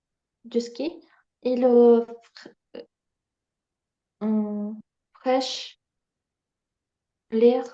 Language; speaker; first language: French; non-native, learner; Ukrainian